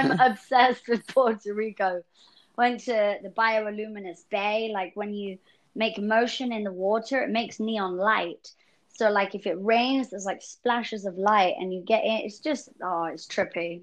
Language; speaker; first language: English; native; English